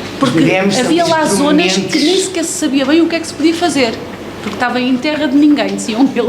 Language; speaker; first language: Portuguese; native; Portuguese